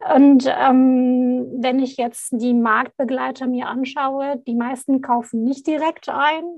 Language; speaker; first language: German; non-native, fluent; Arabic